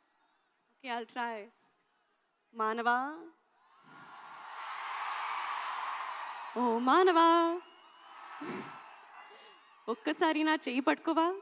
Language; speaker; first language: Telugu; non-native, learner; Hindi